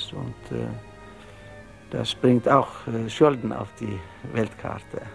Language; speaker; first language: German; non-native, learner; Norwegian